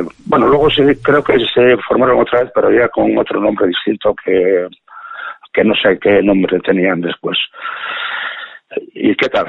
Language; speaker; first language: Spanish; native; Spanish